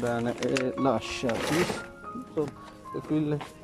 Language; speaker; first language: Italian; non-native, learner; Punjabi